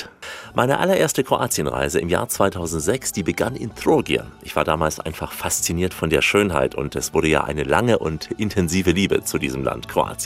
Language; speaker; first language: German; native; German